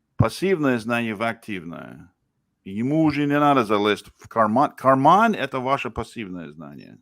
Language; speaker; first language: Russian; non-native, fluent; English